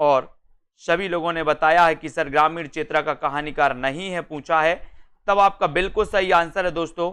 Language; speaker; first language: Hindi; native; Hindi